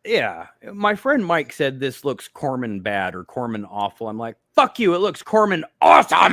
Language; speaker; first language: English; native; English